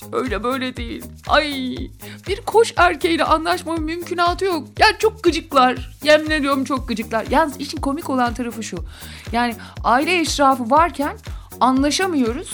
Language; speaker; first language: Turkish; native; Turkish